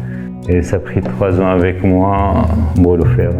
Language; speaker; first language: French; non-native, fluent; Arabic